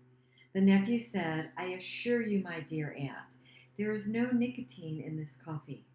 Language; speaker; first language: English; native; English